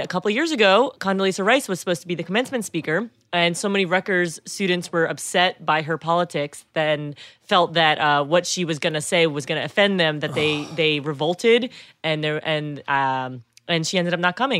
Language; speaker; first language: English; native; English